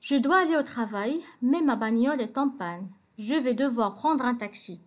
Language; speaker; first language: French; non-native, local second language; Arabic